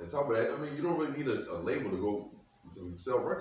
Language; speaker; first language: English; native; English